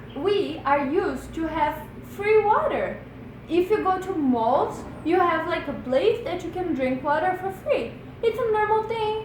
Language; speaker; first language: English; non-native, fluent; Portuguese